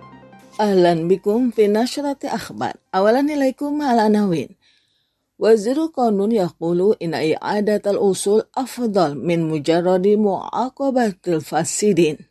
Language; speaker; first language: Arabic; non-native, fluent; Indonesian